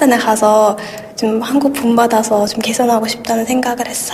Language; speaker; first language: Korean; non-native, fluent; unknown